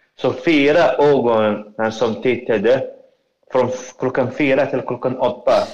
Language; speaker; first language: Swedish; non-native, fluent; Arabic